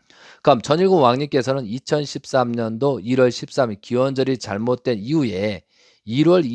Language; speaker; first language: Korean; native; Korean